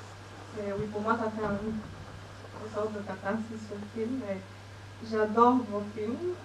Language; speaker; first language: French; non-native, fluent; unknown